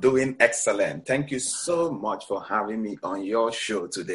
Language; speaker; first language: English; non-native, local second language; Igbo